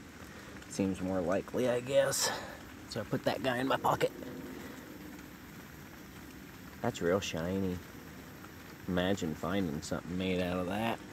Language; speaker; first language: English; native; English